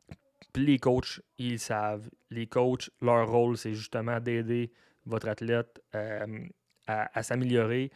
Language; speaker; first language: French; native; French